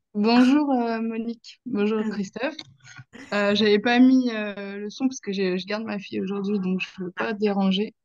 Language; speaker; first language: French; native; French